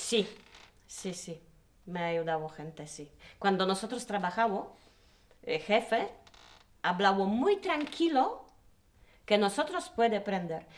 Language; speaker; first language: Spanish; non-native, learner; Polish